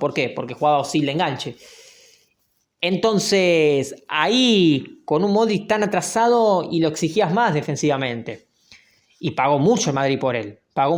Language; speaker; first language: Spanish; native; Spanish